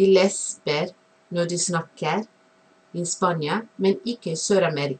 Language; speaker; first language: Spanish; non-native, fluent; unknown